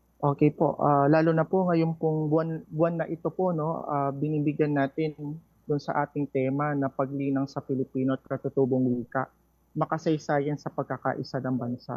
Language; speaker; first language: Filipino; non-native, local second language; Pampanga